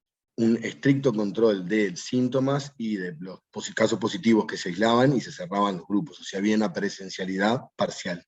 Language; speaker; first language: Spanish; native; Spanish